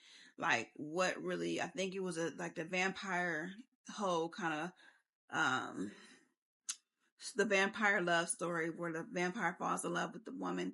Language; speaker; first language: English; native; English